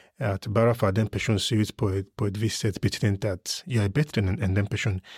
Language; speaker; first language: Swedish; early bilingual, other home language; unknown